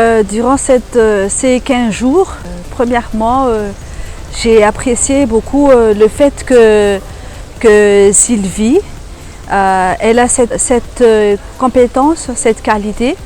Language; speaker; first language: French; non-native, local second language; Malagasy